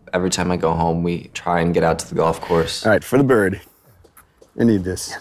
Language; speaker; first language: English; native; English